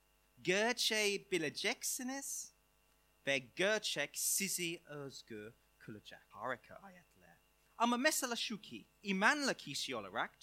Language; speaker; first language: Turkish; non-native, fluent; English